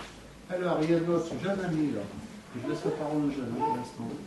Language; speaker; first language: French; native; French